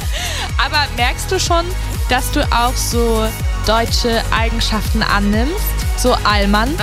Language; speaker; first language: German; native; German